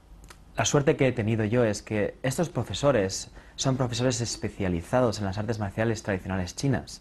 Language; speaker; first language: Spanish; native; Spanish